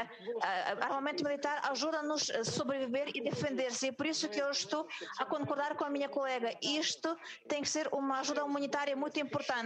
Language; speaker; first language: Portuguese; non-native, fluent; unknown